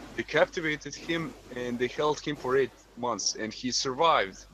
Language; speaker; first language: English; non-native, fluent; Croatian